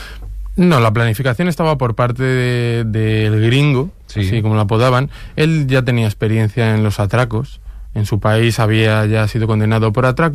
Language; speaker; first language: Spanish; native; Spanish